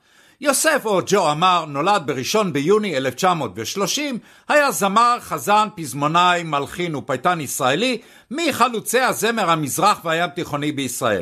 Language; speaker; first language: Hebrew; native; Hebrew